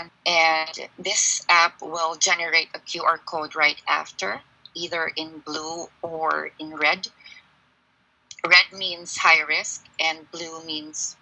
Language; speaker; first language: English; non-native, local second language; Filipino